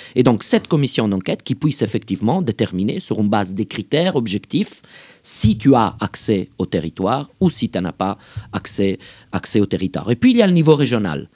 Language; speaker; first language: French; native; French